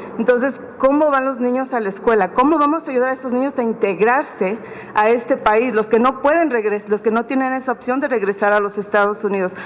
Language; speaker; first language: Spanish; early bilingual, heritage; Spanish